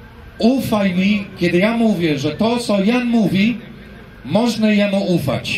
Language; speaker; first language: Polish; non-native, fluent; English